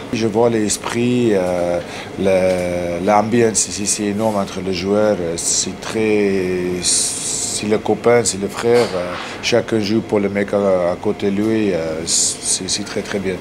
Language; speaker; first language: French; non-native, learner; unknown